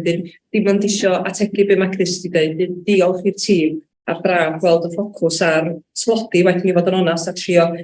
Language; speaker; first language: Welsh; native; Welsh